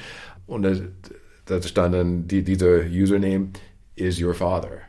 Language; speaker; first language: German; non-native, fluent; English